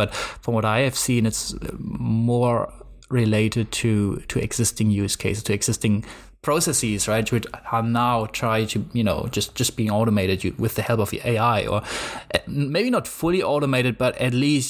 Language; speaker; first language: English; non-native, fluent; German